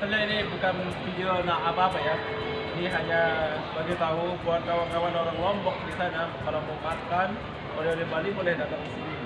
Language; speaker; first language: Indonesian; non-native, local second language; Sasak